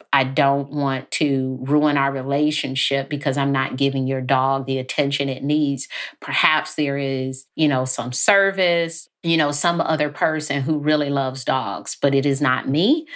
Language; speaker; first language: English; native; English